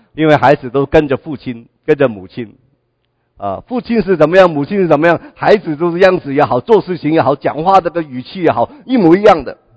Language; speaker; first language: Chinese; non-native, local second language; Cantonese